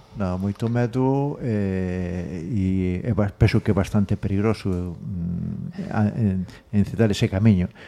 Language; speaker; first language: Galician; non-native, local second language; Spanish